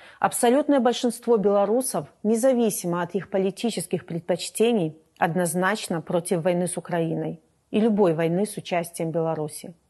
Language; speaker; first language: Russian; native; Russian